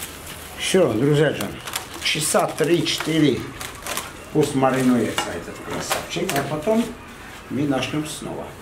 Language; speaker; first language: Russian; non-native, fluent; Armenian